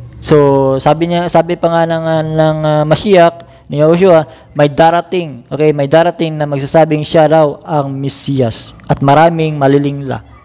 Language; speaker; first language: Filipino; non-native, local second language; Cebuano